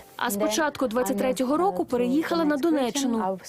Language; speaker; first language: Ukrainian; non-native, fluent; Portuguese